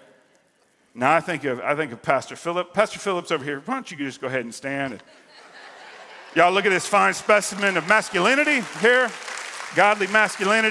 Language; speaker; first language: English; native; English